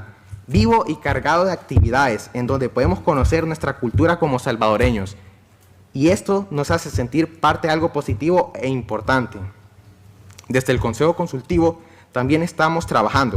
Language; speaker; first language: Spanish; native; Spanish